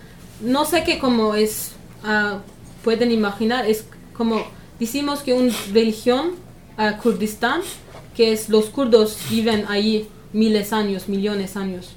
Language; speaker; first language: Spanish; non-native, learner; Kurdish